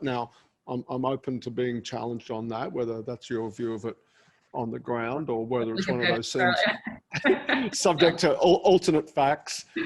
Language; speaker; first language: English; native; English